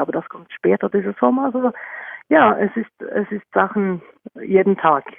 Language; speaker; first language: German; non-native, fluent; Norwegian